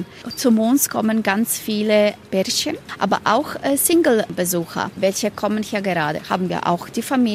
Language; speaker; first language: German; non-native, learner; Croatian